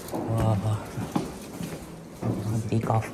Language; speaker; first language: Korean; non-native, learner; Thai